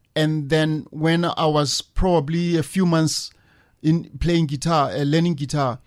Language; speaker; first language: English; non-native, local second language; Northern Sotho